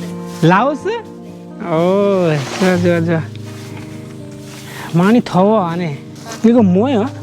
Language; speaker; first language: Korean; non-native, learner; Bangla